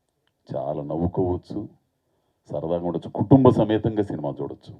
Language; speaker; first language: Telugu; native; Telugu